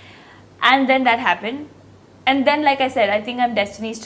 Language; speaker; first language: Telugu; non-native, learner; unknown